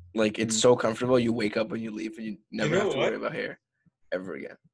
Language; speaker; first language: English; early bilingual, other home language; Spanish